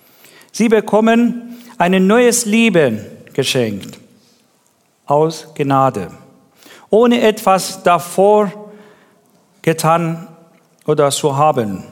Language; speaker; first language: German; non-native, learner; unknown